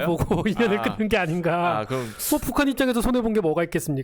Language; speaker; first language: Korean; native; Korean